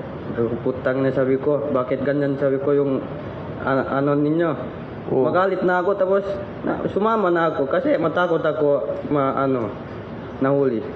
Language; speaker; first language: Filipino; non-native, local second language; Chavacano